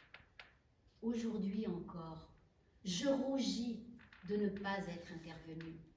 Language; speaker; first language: French; native; French